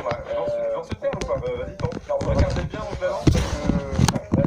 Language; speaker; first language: French; native; French